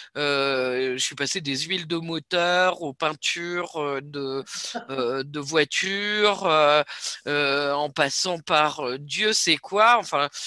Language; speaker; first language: French; native; French